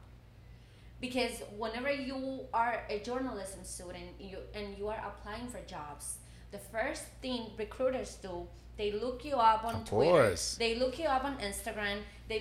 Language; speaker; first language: English; non-native, fluent; Spanish